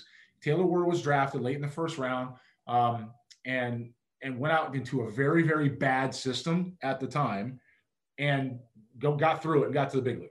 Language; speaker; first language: English; native; English